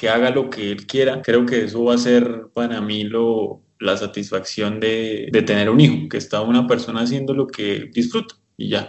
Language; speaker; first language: Spanish; native; Spanish